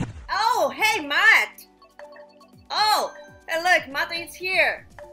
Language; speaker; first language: English; non-native, learner; Japanese